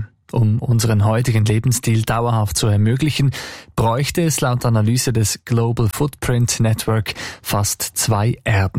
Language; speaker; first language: German; native; German